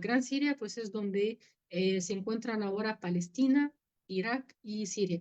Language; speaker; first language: Spanish; non-native, fluent; Arabic